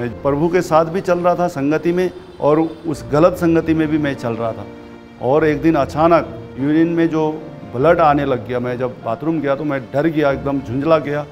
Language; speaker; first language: Hindi; early bilingual, other home language; Nepali